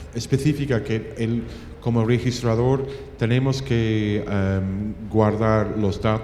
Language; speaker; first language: Spanish; non-native, fluent; English